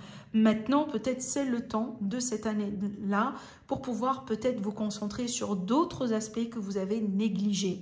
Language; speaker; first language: French; native; French